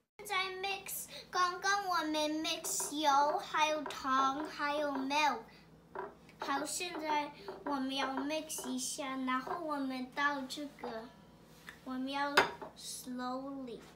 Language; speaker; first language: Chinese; early bilingual, heritage; Chinese